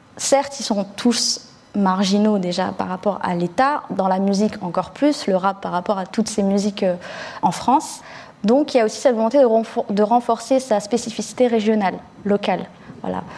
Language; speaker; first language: French; early bilingual, other home language; Arabic